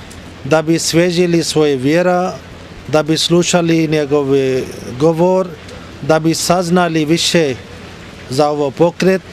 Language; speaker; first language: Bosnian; non-native, learner; Urdu